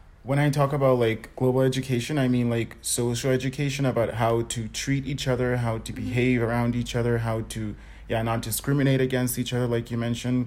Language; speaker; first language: English; native; English